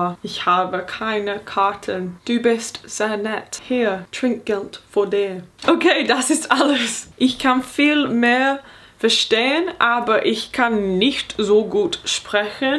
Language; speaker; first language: German; non-native, learner; English